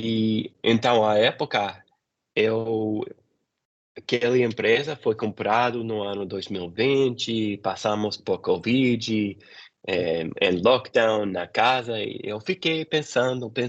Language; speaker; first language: Portuguese; non-native, fluent; English